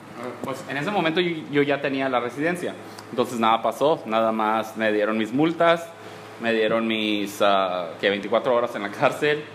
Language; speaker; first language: Spanish; early bilingual, heritage; Spanish